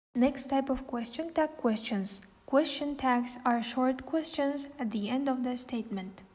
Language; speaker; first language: English; non-native, fluent; Kazakh